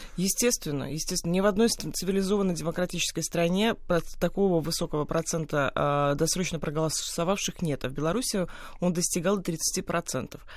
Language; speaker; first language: Russian; native; Russian